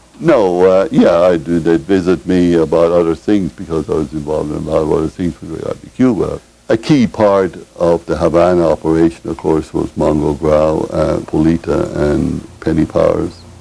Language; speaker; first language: English; native; English